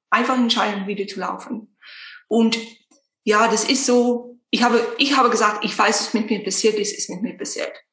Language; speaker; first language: German; non-native, fluent; Afrikaans